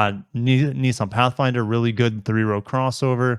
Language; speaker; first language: English; native; English